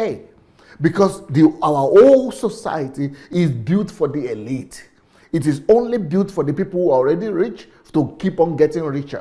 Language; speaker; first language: English; non-native, local second language; Yoruba